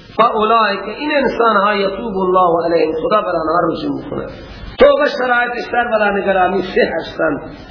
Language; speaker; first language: Persian; non-native, local second language; Baluchi